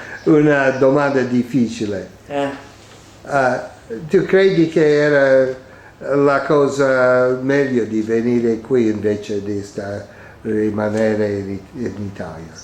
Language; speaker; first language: Italian; early bilingual, heritage; English